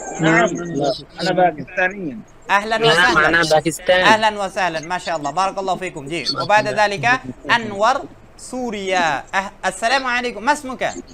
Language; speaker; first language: Arabic; non-native, fluent; Bangla